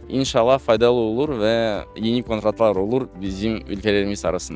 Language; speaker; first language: Turkish; non-native, fluent; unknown